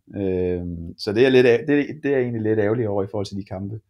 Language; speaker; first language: Danish; native; Danish